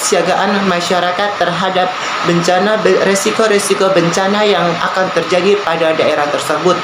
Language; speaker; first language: Indonesian; native; Indonesian